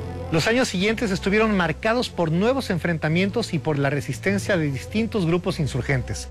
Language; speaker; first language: Spanish; native; Spanish